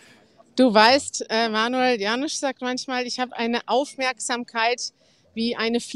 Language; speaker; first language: German; native; German